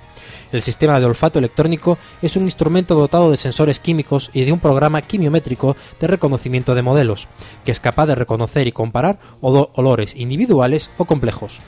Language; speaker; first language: Spanish; native; Spanish